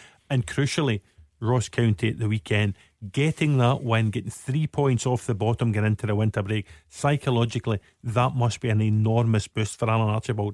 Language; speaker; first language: English; native; English